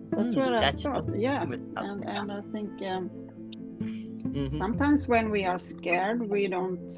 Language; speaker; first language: English; non-native, fluent; Swedish